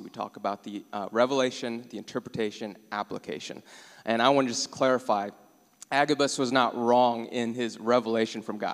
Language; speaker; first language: English; native; English